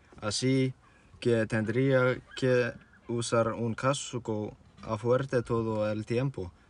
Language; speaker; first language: Spanish; non-native, learner; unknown